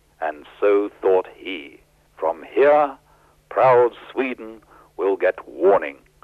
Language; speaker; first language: English; native; English